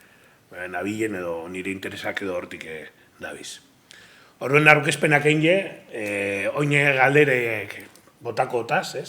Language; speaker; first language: Basque; native; Basque